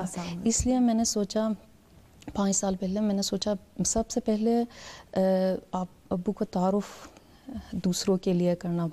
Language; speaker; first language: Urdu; non-native, fluent; Persian